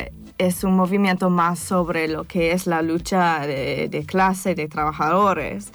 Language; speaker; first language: Spanish; non-native, fluent; English